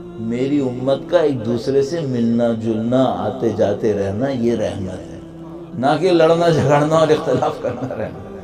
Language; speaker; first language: Urdu; native; Urdu